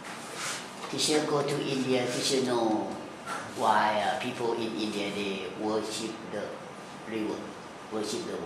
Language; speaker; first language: English; non-native, learner; Thai